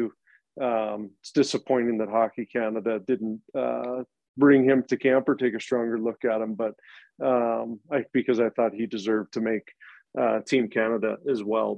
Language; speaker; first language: English; native; English